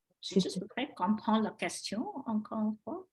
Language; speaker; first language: French; non-native, learner; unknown